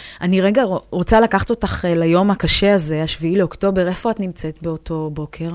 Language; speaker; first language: Hebrew; native; Hebrew